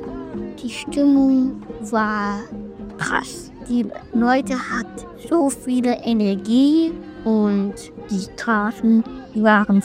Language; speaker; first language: German; non-native, learner; English